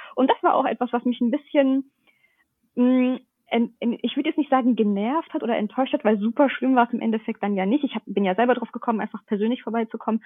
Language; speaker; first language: German; early bilingual, other home language; Russian